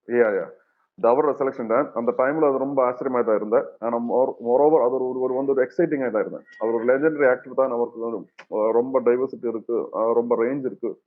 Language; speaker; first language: Tamil; non-native, learner; Malayalam